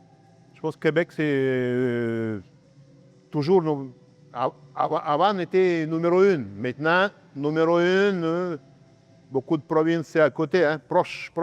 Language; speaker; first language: French; non-native, learner; Russian